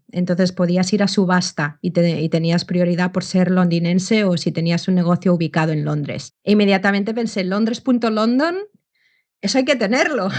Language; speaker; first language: Spanish; native; Spanish